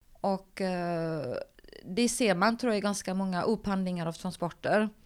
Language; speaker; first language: Swedish; non-native, fluent; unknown